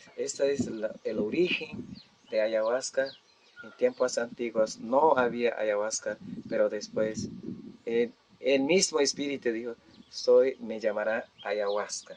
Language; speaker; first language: Spanish; non-native, local second language; Shipibo-Conibo